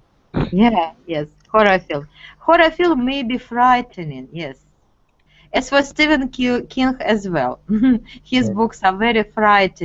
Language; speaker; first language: English; non-native, fluent; Russian